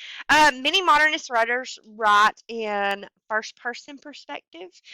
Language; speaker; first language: English; native; English